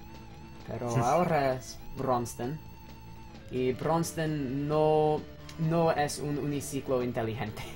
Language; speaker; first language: Spanish; non-native, learner; English